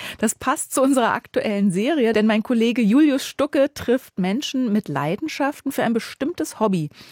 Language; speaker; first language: German; native; German